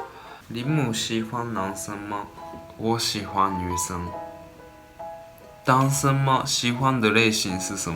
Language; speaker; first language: Chinese; non-native, fluent; Japanese